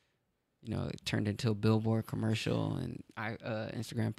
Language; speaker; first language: English; native; English